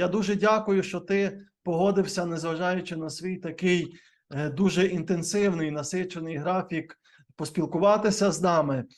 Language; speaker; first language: Ukrainian; native; Ukrainian